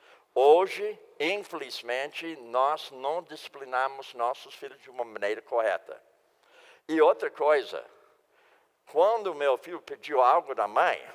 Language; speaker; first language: Portuguese; non-native, fluent; English